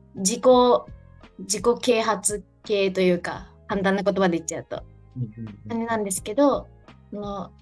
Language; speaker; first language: Japanese; native; Japanese